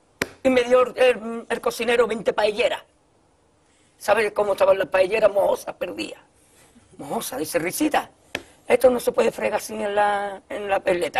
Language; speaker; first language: Spanish; native; Spanish